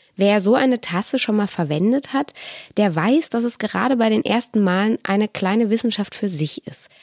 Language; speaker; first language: German; native; German